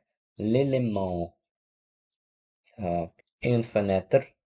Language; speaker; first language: French; non-native, learner; Russian